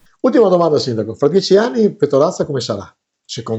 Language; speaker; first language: Italian; native; Italian